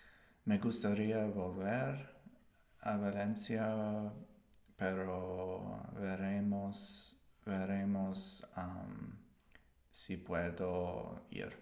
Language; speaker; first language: Spanish; non-native, learner; English